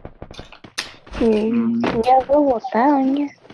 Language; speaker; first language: Spanish; native; Spanish